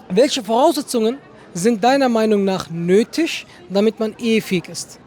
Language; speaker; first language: German; early bilingual, other home language; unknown